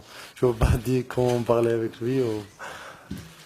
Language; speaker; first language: French; non-native, learner; Arabic